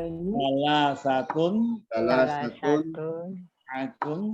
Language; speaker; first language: Arabic; non-native, fluent; Indonesian